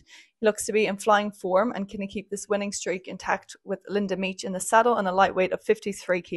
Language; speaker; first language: English; native; English